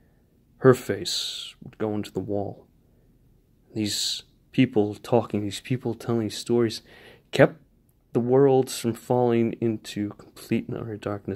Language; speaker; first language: English; native; English